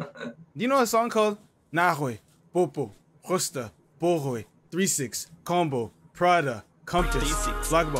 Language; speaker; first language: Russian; non-native, learner; English